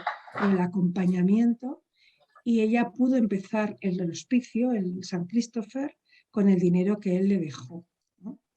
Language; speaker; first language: Spanish; native; Spanish